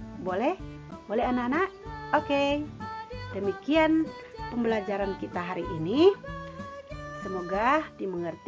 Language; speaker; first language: Indonesian; native; Indonesian